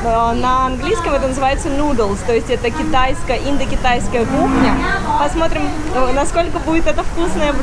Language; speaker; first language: Russian; native; Russian